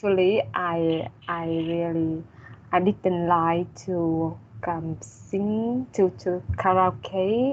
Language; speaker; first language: English; non-native, learner; Vietnamese